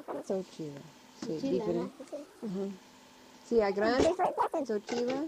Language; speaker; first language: Spanish; non-native, learner; English